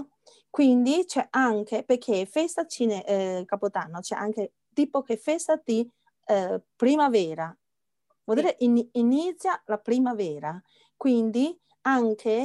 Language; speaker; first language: Italian; non-native, learner; Chinese